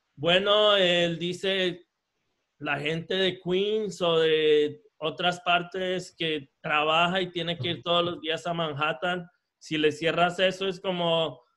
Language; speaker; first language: Spanish; native; Spanish